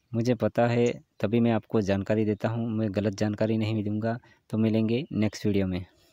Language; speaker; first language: Hindi; non-native, local second language; Gujarati